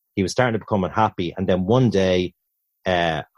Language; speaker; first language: English; native; English